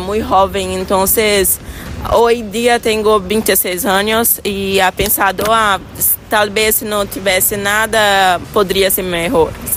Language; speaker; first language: Spanish; non-native, fluent; Portuguese